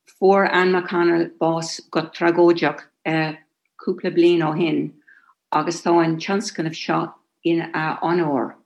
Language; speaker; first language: Irish; non-native, local second language; English